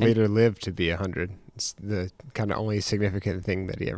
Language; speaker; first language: English; native; English